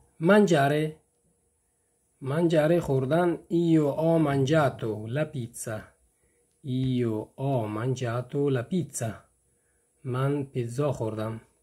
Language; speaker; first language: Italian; non-native, fluent; Persian